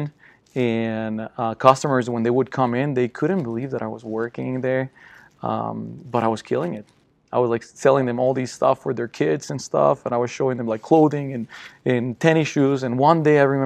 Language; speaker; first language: English; non-native, fluent; Spanish